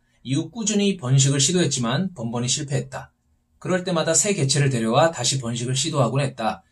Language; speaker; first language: Korean; native; Korean